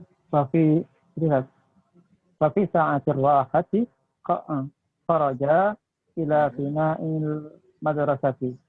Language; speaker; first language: Arabic; non-native, learner; Indonesian